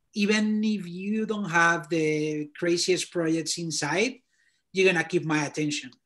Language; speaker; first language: English; non-native, fluent; Spanish